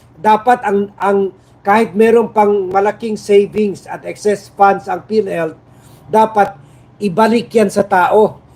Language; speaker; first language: Filipino; non-native, local second language; Chavacano